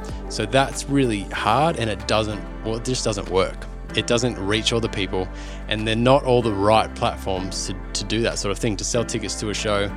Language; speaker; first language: English; native; English